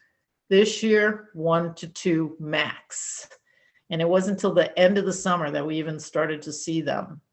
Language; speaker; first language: English; native; English